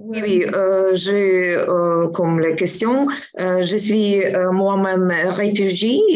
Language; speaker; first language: French; non-native, learner; Ukrainian